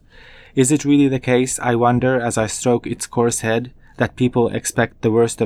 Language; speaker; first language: English; non-native, fluent; Finnish